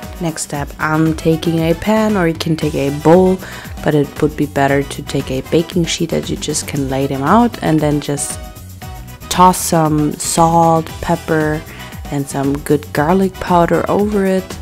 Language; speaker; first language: English; non-native, fluent; German